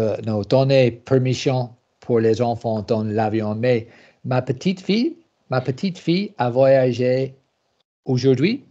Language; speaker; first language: French; non-native, learner; English